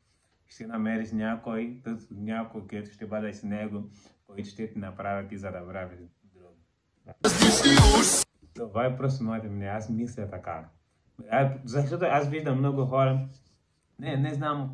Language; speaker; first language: Bulgarian; non-native, learner; Portuguese